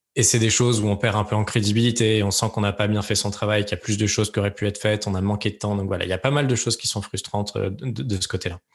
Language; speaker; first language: French; native; French